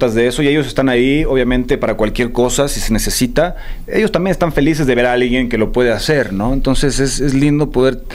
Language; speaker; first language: Spanish; native; Spanish